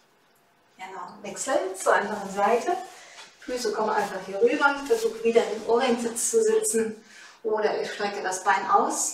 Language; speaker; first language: German; native; German